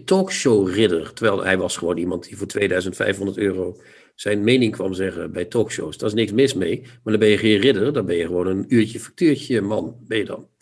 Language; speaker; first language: Dutch; non-native, local second language; Limburgish